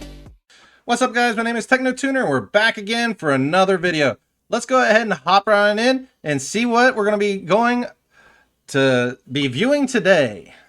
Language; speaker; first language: English; native; English